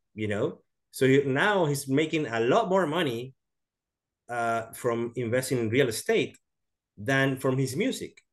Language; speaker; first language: English; non-native, fluent; Spanish